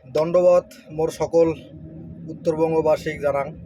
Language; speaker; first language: Bangla; non-native, local second language; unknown